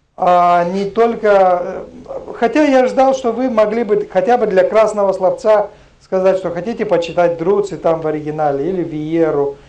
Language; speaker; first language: Russian; non-native, local second language; Romanian